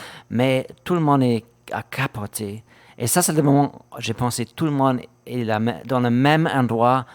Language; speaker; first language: French; non-native, fluent; German